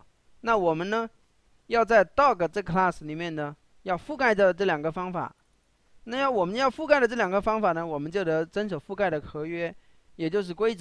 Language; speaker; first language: Chinese; native; Chinese